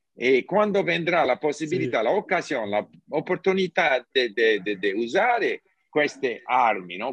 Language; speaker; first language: Italian; non-native, learner; English